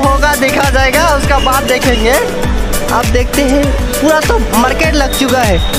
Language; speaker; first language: Hindi; non-native, local second language; Bangla